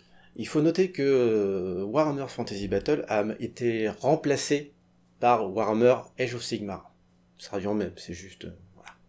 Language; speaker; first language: French; native; French